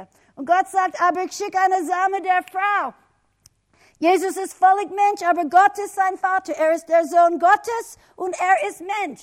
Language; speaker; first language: German; non-native, fluent; English